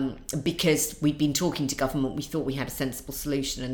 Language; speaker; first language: English; native; English